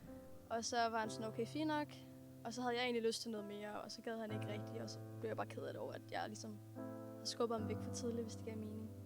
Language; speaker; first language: Danish; native; Danish